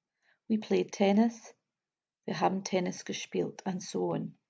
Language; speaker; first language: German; non-native, fluent; English